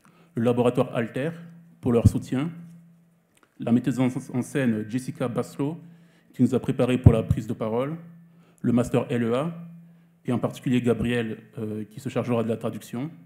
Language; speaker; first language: French; native; French